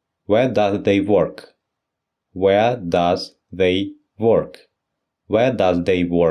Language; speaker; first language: English; non-native, fluent; Russian